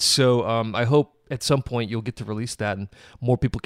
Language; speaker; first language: English; native; English